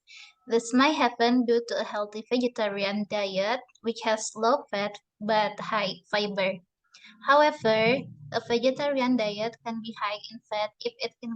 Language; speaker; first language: English; non-native, learner; Indonesian